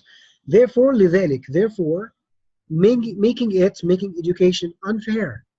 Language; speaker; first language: English; non-native, fluent; Arabic